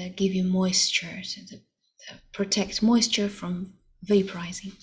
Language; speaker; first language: English; non-native, fluent; Russian